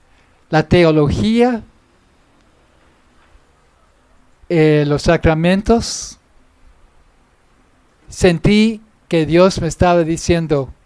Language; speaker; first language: Spanish; non-native, fluent; English